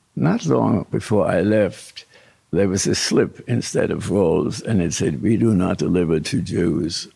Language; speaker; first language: English; early bilingual, other home language; German